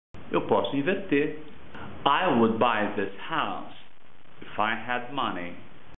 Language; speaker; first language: English; non-native, fluent; Portuguese